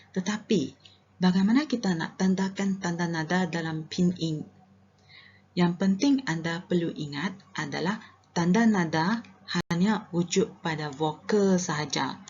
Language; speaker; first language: Malay; non-native, local second language; Chinese